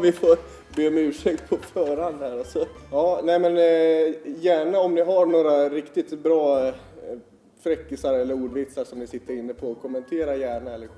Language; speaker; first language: Swedish; native; Swedish